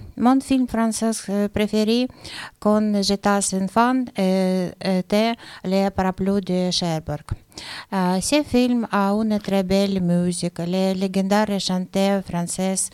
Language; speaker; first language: French; non-native, learner; Ukrainian